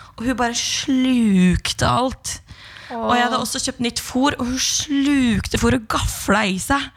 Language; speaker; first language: Norwegian; native; Norwegian